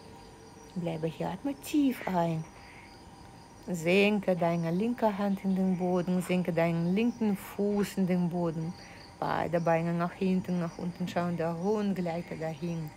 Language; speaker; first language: German; non-native, fluent; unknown